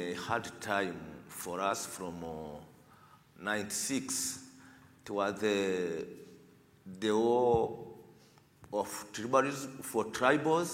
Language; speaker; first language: English; non-native, learner; Kinyarwanda